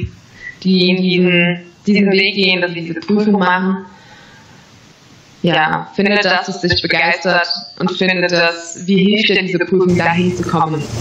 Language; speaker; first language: German; non-native, fluent; Latvian